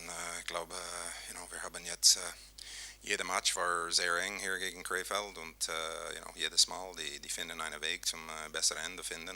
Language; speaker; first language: German; non-native, fluent; English